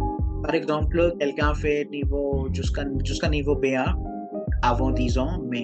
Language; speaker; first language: French; non-native, local second language; Hindi